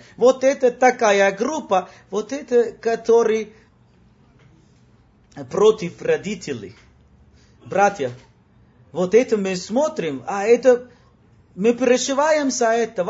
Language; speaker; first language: Russian; non-native, learner; Spanish